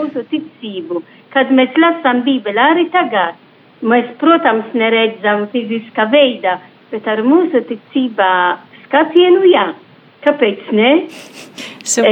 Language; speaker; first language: Latvian; non-native, fluent; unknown